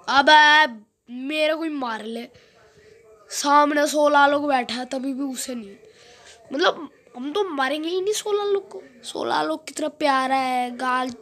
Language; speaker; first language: Hindi; native; Hindi